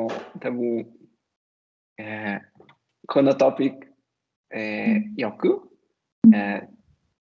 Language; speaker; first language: Japanese; non-native, learner; Italian